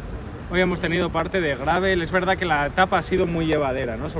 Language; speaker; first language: Spanish; native; Spanish